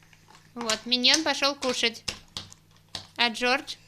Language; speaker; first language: Russian; native; Russian